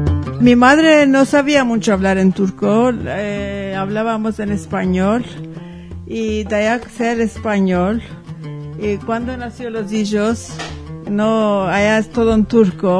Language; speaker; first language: Spanish; early bilingual, heritage; Ladino